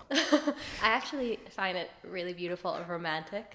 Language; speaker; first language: English; early bilingual, other home language; Hebrew